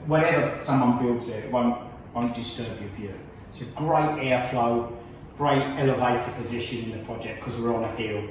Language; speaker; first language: English; native; English